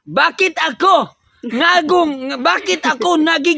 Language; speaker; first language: Filipino; non-native, local second language; Cebuano